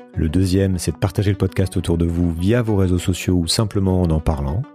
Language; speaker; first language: French; native; French